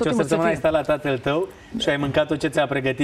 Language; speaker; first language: Romanian; native; Romanian